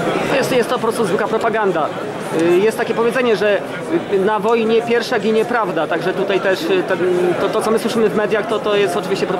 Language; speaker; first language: Polish; native; Polish